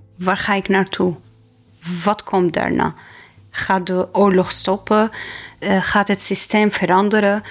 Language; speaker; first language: Dutch; non-native, fluent; Arabic